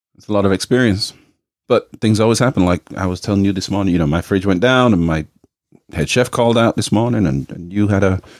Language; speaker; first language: English; native; English